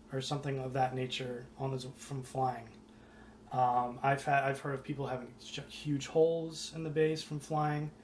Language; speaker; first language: English; native; English